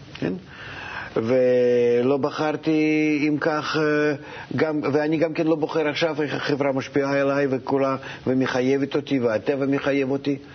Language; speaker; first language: Hebrew; non-native, fluent; Russian